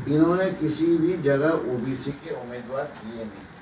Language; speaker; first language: Hindi; non-native, local second language; Marathi